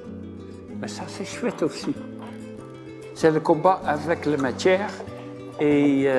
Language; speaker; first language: French; non-native, fluent; Dutch